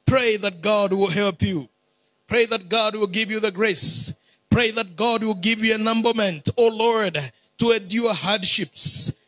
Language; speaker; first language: English; non-native, local second language; Swahili